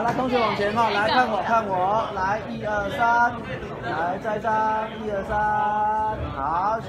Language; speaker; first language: Chinese; native; Chinese